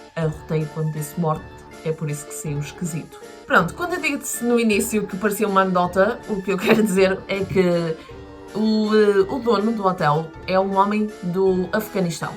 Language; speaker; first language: Portuguese; native; Portuguese